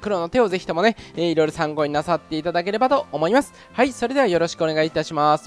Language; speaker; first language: Japanese; native; Japanese